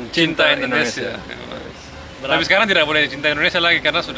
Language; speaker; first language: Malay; early bilingual, other home language; German